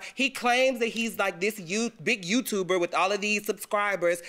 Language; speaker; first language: English; native; English